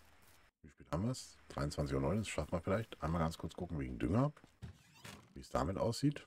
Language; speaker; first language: German; native; German